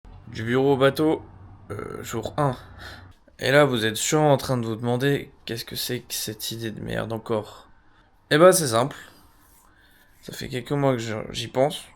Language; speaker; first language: French; native; French